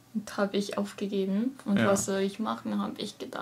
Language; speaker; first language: German; non-native, learner; Japanese